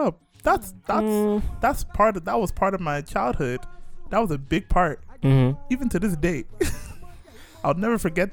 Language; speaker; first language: English; native; English